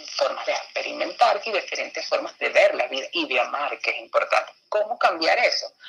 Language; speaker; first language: Spanish; native; Spanish